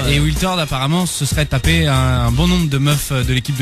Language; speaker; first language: French; native; French